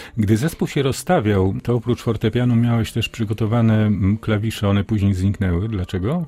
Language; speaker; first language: Polish; native; Polish